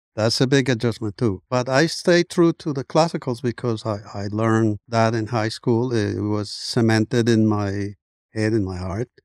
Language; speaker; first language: English; non-native, fluent; Spanish